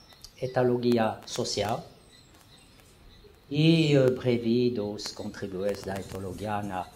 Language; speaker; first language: Portuguese; non-native, learner; French